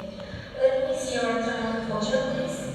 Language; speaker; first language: English; non-native, learner; Indonesian